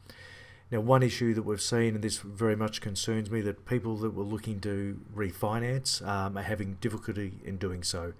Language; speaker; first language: English; native; English